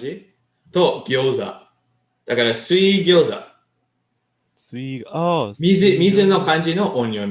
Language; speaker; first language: Japanese; non-native, learner; English